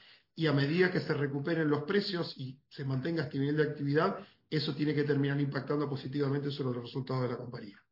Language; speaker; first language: Spanish; native; Spanish